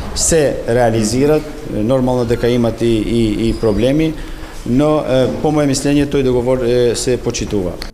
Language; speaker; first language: Macedonian; non-native, local second language; Albanian